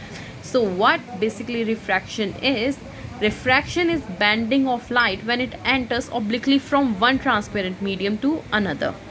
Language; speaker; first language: English; non-native, local second language; Hindi